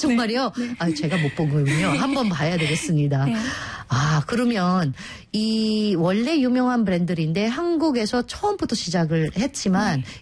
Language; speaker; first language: Korean; non-native, fluent; Filipino